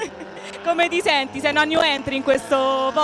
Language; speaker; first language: Italian; native; Italian